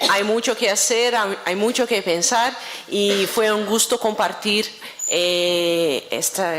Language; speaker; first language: Spanish; non-native, fluent; Portuguese